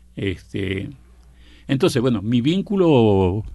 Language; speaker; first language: Spanish; native; Spanish